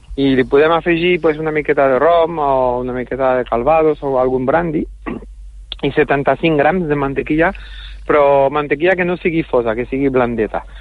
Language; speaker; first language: Catalan; non-native, fluent; French